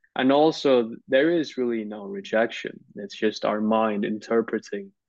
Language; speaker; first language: English; non-native, fluent; Turkish